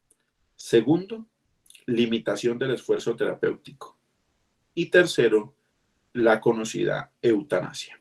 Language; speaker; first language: Spanish; native; Spanish